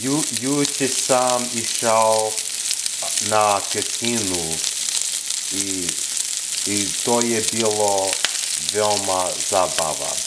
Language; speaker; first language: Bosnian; non-native, learner; English